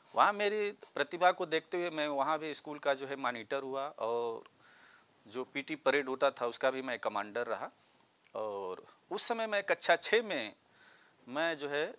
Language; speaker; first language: Hindi; native; Hindi